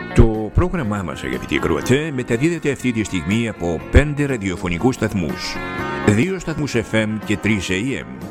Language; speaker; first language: Greek; native; Greek